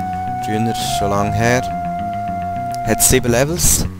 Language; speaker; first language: German; native; German